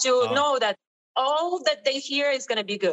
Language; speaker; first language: English; non-native, fluent; Ukrainian